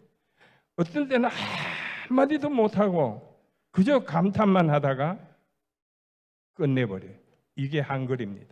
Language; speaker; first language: Korean; native; Korean